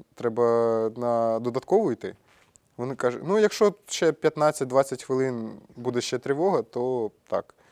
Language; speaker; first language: Ukrainian; native; Ukrainian